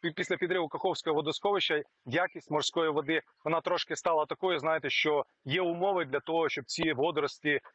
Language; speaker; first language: Ukrainian; native; Ukrainian